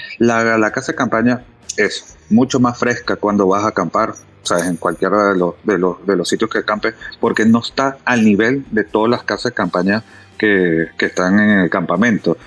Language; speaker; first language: Spanish; native; Spanish